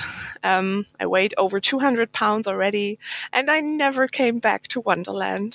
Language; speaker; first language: English; non-native, fluent; German